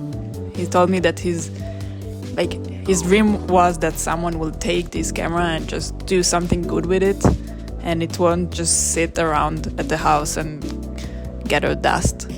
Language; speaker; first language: English; non-native, fluent; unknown